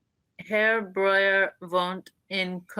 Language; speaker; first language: German; non-native, learner; English